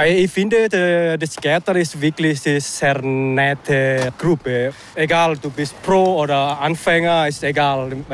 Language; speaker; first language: German; non-native, learner; Indonesian